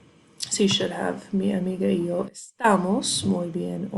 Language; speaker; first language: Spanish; non-native, fluent; English